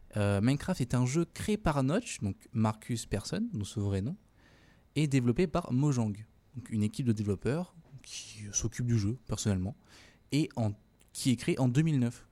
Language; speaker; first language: French; native; French